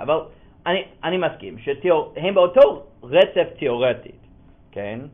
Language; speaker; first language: Hebrew; non-native, fluent; English